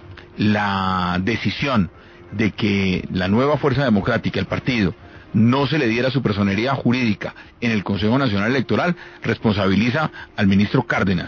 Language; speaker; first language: Spanish; native; Spanish